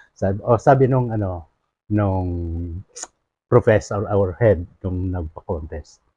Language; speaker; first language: Filipino; non-native, local second language; Bikol